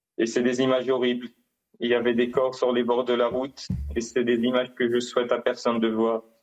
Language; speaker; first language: French; non-native, fluent; Hebrew